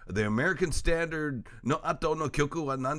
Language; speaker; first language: Japanese; non-native, fluent; English